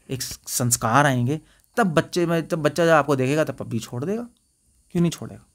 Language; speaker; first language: Hindi; native; Hindi